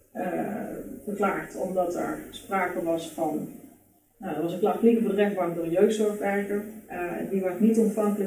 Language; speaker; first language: Dutch; native; Dutch